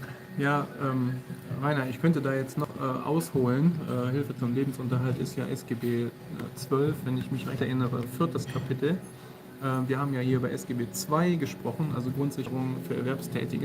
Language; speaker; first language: German; native; German